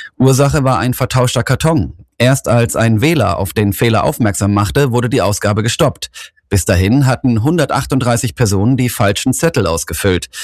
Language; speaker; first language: German; native; German